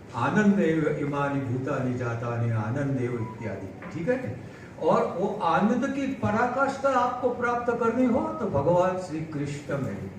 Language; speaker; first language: Hindi; non-native, local second language; Gujarati